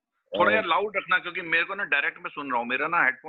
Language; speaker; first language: Hindi; native; Hindi